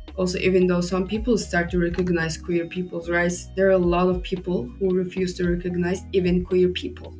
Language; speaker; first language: English; non-native, fluent; Turkish